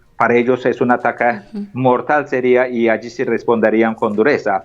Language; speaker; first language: Spanish; non-native, fluent; Turkish